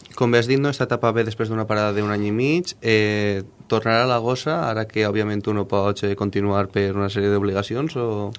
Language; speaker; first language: Catalan; native; Catalan